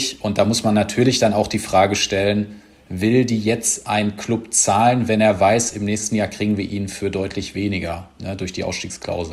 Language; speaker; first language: German; native; German